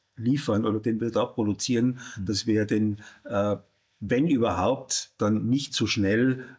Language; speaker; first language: German; native; German